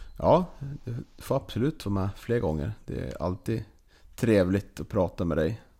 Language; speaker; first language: Swedish; native; Swedish